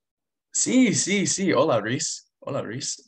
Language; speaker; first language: Spanish; non-native, learner; English